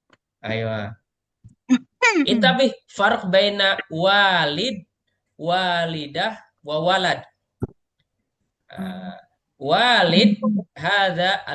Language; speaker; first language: Arabic; non-native, fluent; Indonesian